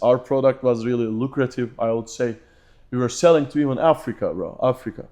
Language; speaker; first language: English; non-native, fluent; Turkish